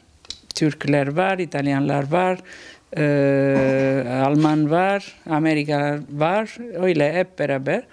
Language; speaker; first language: Turkish; non-native, learner; Italian